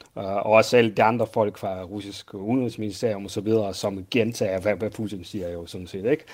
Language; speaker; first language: Danish; non-native, fluent; Russian